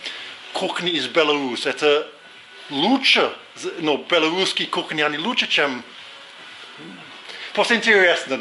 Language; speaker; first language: Russian; non-native, fluent; English